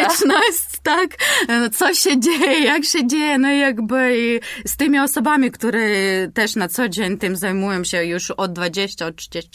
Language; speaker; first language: Polish; non-native, learner; Ukrainian